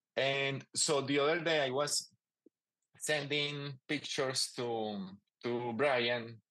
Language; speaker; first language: English; non-native, fluent; Spanish